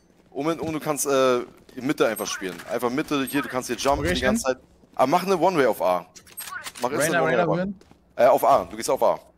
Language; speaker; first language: German; native; German